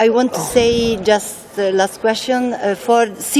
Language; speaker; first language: English; non-native, learner; Italian